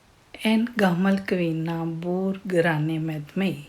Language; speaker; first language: Swedish; non-native, fluent; Urdu